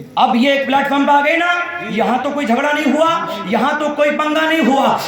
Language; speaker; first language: Urdu; native; Urdu